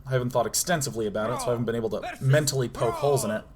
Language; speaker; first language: English; native; English